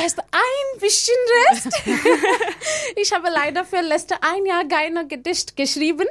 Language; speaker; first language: German; non-native, learner; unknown